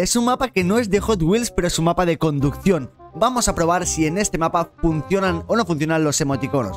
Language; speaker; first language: Spanish; native; Spanish